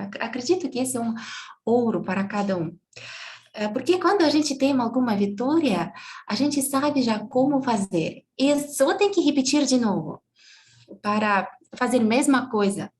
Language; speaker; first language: Portuguese; non-native, fluent; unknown